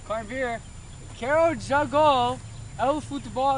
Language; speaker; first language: Spanish; non-native, learner; English